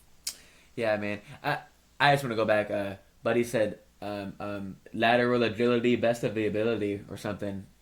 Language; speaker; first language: English; native; English